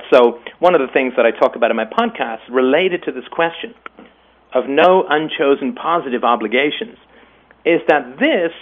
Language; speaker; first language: English; native; English